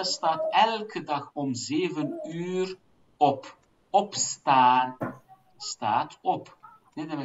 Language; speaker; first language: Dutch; non-native, fluent; Turkish